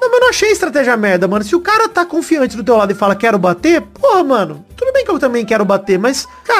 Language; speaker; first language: Portuguese; native; Portuguese